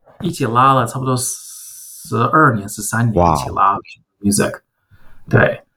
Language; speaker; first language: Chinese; early bilingual, heritage; Chinese